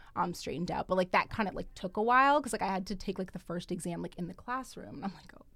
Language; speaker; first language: English; native; English